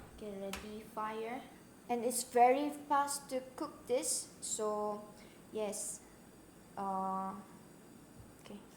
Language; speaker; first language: English; non-native, fluent; Korean